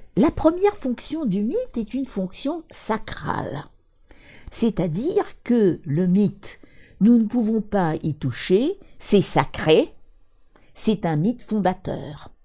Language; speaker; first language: French; non-native, fluent; Russian